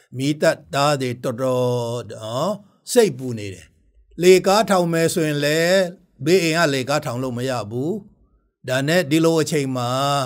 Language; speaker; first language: Burmese; non-native, local second language; Tedim Chin